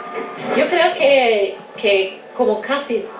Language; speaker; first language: Spanish; non-native, fluent; English